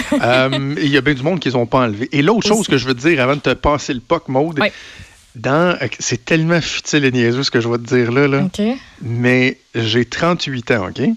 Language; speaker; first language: French; native; French